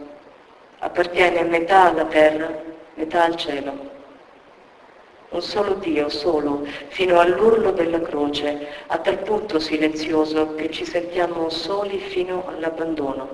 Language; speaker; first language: Italian; native; Italian